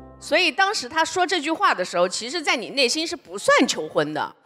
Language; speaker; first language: Chinese; native; Chinese